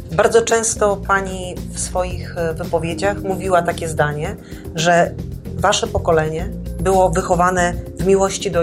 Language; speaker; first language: Polish; native; Polish